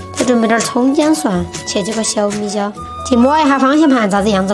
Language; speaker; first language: Chinese; native; Chinese